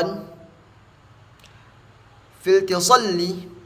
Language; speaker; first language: Arabic; non-native, learner; Indonesian